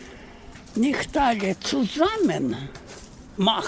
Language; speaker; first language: German; non-native, learner; Russian